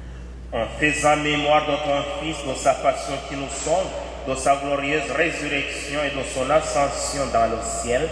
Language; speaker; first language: French; native; French